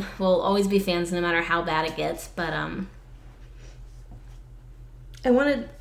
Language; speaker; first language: English; native; English